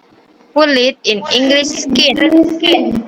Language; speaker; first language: English; non-native, learner; Indonesian